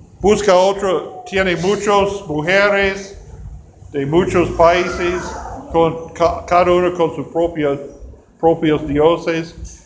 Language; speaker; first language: Spanish; non-native, fluent; English